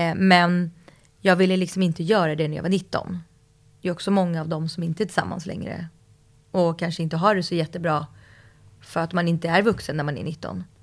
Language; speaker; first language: Swedish; early bilingual, other home language; Russian